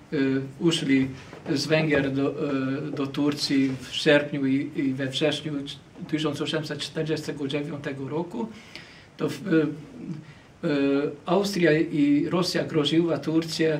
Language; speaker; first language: Polish; non-native, fluent; Hungarian